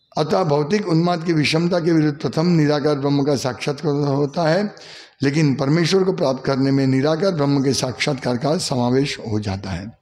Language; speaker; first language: Hindi; non-native, local second language; Gujarati